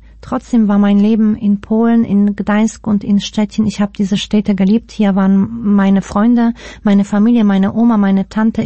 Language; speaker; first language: German; early bilingual, other home language; Polish